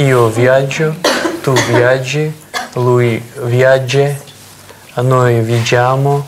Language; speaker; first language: Italian; non-native, learner; Russian